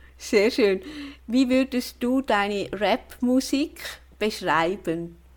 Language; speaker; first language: German; native; German